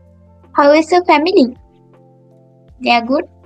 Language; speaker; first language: English; non-native, learner; Sinhala